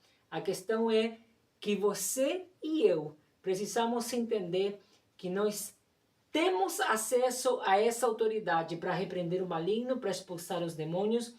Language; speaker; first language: Portuguese; non-native, fluent; Spanish